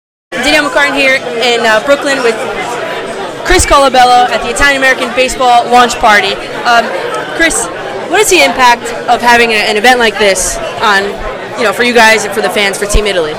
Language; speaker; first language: English; native; English